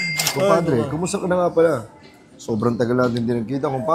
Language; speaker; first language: Filipino; native; Filipino